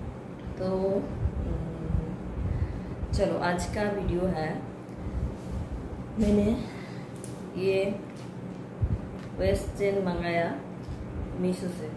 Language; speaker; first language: Hindi; non-native, local second language; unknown